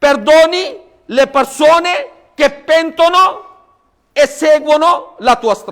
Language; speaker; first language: Italian; non-native, fluent; Urdu